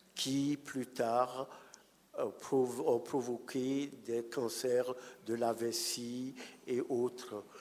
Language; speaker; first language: French; non-native, local second language; Ewe